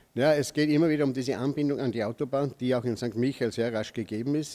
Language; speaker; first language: German; native; German